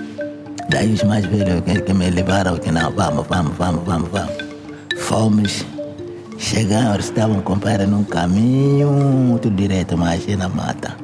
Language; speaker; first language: Portuguese; non-native, local second language; Kongo